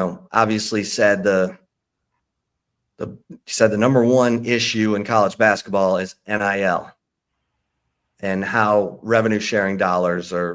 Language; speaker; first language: English; native; English